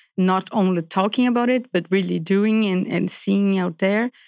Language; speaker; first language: English; non-native, fluent; Portuguese